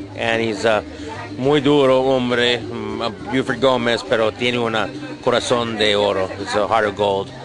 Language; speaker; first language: Spanish; non-native, learner; English